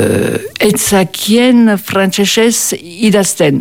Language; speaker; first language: Basque; native; Basque